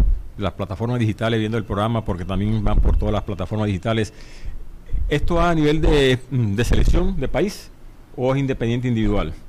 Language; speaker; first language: Spanish; native; Spanish